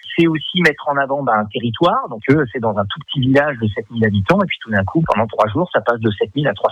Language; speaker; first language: French; native; French